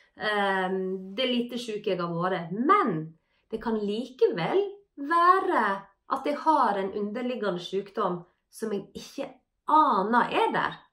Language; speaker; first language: Norwegian; native; Norwegian